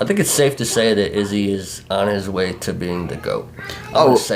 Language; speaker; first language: English; native; English